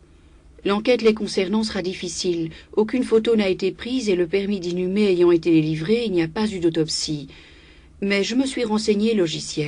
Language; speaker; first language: French; native; French